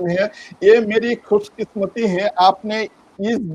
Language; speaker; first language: Urdu; non-native, local second language; Bangla